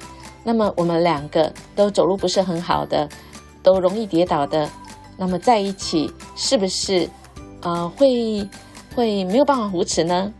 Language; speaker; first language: Chinese; native; Chinese